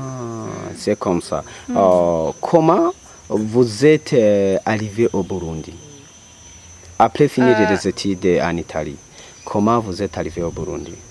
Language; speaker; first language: French; non-native, local second language; Rundi